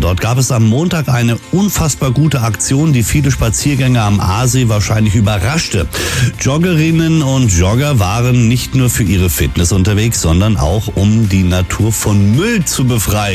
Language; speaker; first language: German; native; German